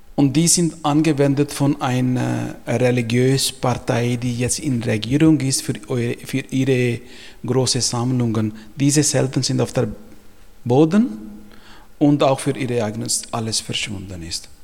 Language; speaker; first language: German; non-native, fluent; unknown